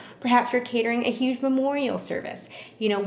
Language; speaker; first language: English; early bilingual, other home language; Vietnamese